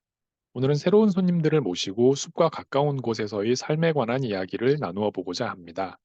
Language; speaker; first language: Korean; native; Korean